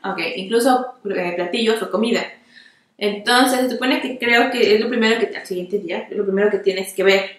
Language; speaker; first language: Spanish; native; Spanish